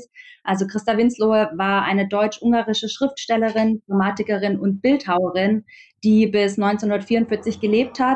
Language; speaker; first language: German; native; German